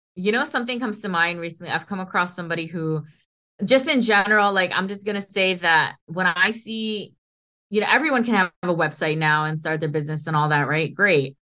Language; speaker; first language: English; early bilingual, other home language; Hindi